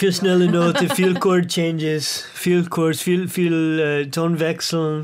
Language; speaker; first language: German; non-native, learner; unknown